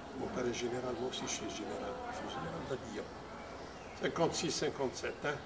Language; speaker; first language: French; non-native, local second language; Arabic